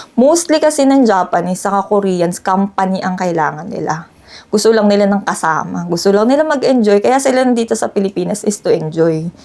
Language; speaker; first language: Filipino; native; Filipino